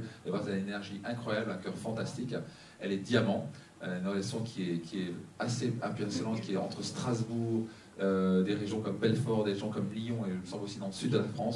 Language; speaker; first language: French; native; French